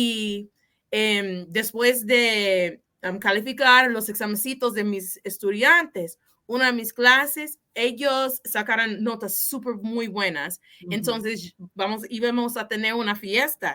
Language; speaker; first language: Spanish; non-native, fluent; English